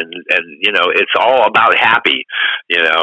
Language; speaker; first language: English; native; English